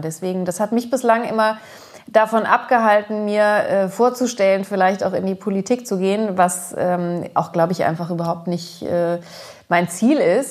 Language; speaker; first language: German; early bilingual, other home language; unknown